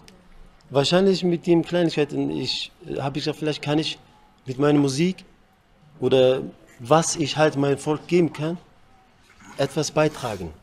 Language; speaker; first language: German; early bilingual, heritage; Kurdish